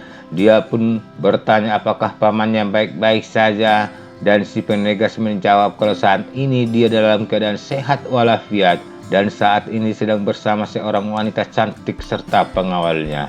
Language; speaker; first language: Indonesian; native; Indonesian